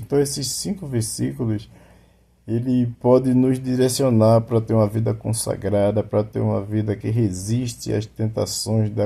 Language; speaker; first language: Portuguese; native; Portuguese